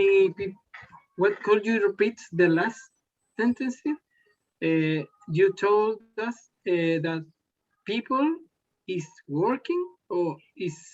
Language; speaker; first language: English; non-native, learner; Spanish